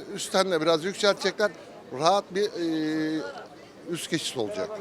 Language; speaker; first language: Turkish; native; Turkish